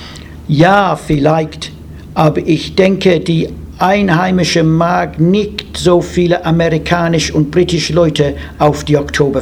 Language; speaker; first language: German; non-native, learner; English